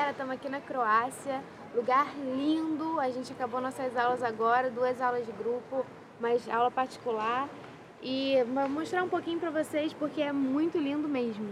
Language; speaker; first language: Portuguese; native; Portuguese